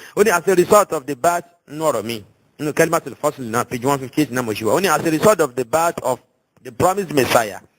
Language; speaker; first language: English; non-native, local second language; Yoruba